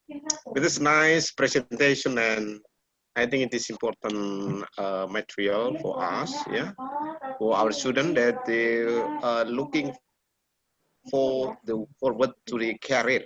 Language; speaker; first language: English; non-native, learner; Indonesian